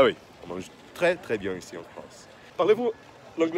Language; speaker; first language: French; non-native, fluent; Portuguese